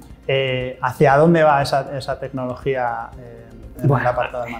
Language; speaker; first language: Spanish; native; Spanish